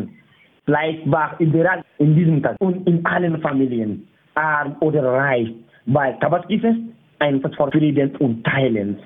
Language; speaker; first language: German; non-native, fluent; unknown